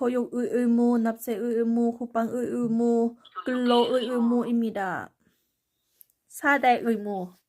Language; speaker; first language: Korean; non-native, learner; Thai